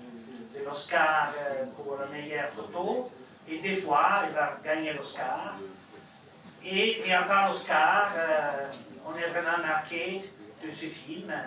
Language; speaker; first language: French; non-native, fluent; Italian